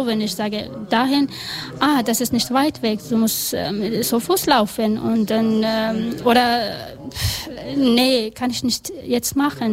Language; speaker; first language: German; non-native, learner; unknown